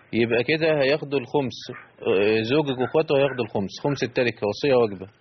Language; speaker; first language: Arabic; native; Arabic